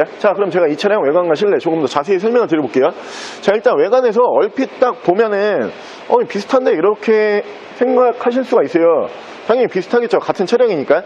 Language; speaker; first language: Korean; native; Korean